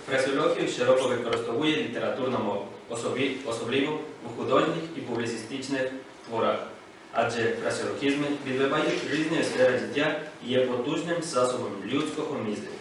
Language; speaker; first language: Ukrainian; non-native, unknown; Spanish